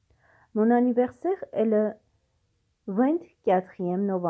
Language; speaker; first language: French; non-native, fluent; Armenian